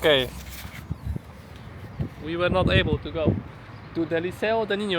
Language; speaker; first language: English; non-native, fluent; Polish